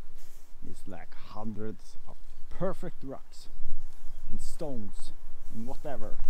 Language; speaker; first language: English; non-native, learner; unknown